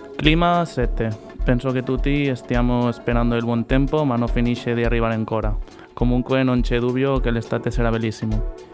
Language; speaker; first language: Italian; non-native, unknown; Catalan